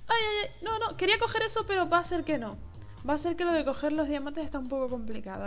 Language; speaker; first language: Spanish; native; Spanish